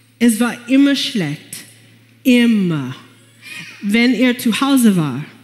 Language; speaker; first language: German; non-native, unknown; English